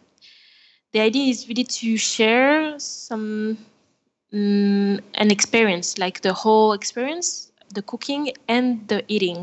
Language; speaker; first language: English; non-native, fluent; French